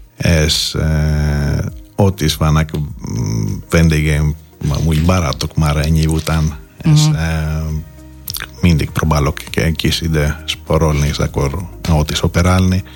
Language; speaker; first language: Hungarian; non-native, fluent; Greek